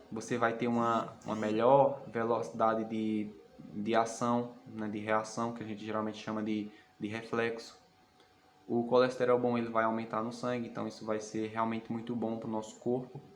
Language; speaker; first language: Portuguese; native; Portuguese